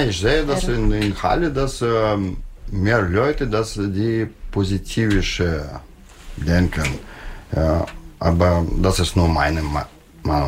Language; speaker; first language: German; non-native, learner; Russian